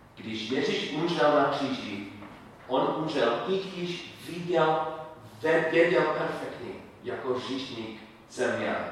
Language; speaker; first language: Czech; non-native, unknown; English